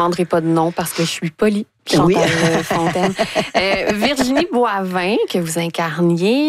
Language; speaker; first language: French; native; French